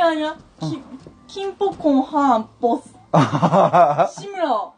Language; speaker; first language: Korean; non-native, learner; Japanese